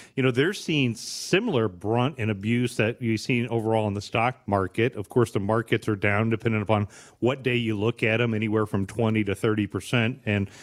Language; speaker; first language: English; native; English